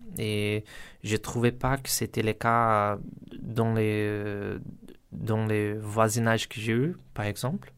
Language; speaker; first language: French; non-native, learner; Portuguese